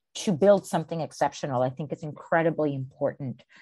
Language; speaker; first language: English; early bilingual, heritage; Spanish